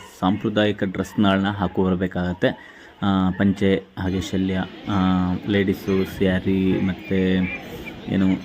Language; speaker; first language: Kannada; native; Kannada